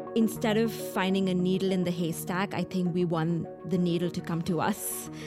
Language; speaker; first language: English; non-native, local second language; Hindi